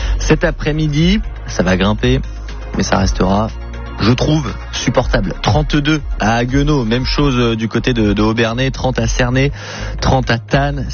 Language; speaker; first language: French; native; French